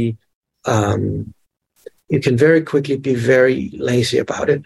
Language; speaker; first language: English; non-native, fluent; Danish